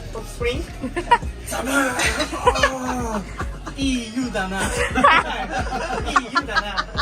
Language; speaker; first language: Japanese; native; Japanese